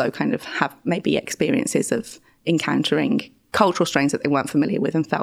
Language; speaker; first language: English; native; English